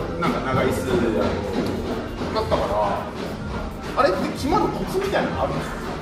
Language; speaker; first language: Japanese; native; Japanese